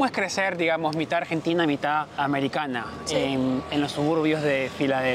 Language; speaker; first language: Spanish; native; Spanish